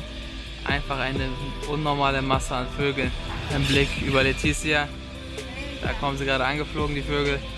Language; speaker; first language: German; native; German